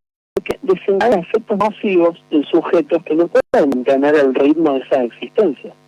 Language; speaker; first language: Spanish; native; Spanish